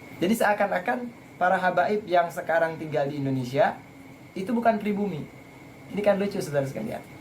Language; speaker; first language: Indonesian; native; Indonesian